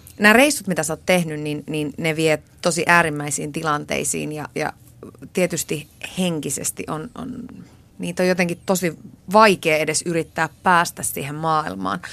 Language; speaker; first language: Finnish; native; Finnish